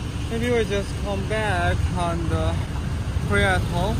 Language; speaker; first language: English; non-native, learner; Chinese